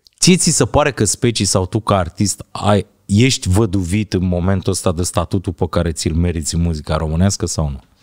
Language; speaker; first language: Romanian; native; Romanian